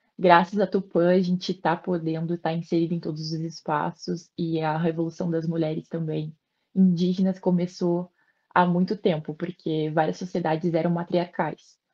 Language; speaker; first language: Portuguese; native; Portuguese